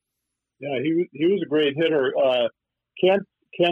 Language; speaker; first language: English; native; English